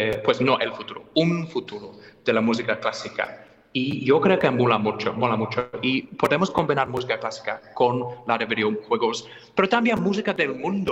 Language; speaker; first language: Spanish; non-native, fluent; English